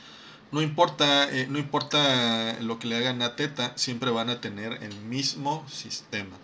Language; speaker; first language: Spanish; native; Spanish